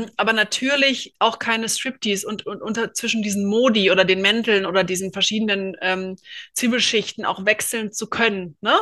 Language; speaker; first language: German; native; German